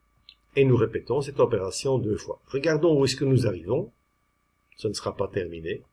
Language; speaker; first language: French; native; French